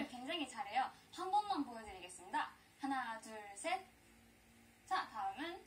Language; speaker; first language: Korean; non-native, learner; Japanese